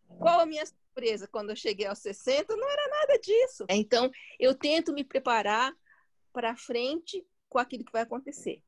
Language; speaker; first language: Portuguese; early bilingual, other home language; Chinese